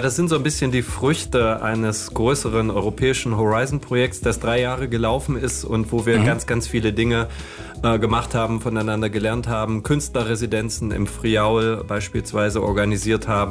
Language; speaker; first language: German; native; German